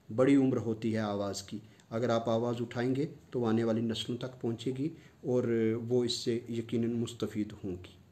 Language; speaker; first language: Urdu; non-native, local second language; Punjabi